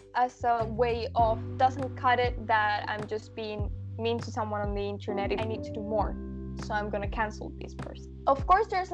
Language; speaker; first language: English; non-native, fluent; Spanish